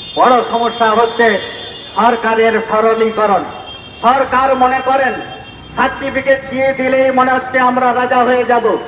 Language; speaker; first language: Bangla; non-native, local second language; Santali